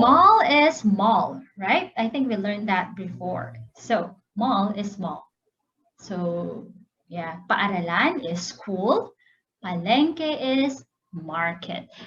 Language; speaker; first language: English; non-native, local second language; Filipino